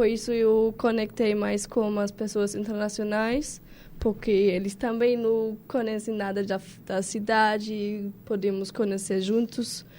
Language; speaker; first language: Portuguese; non-native, learner; German